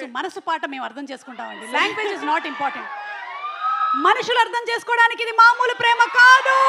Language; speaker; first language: Telugu; native; Telugu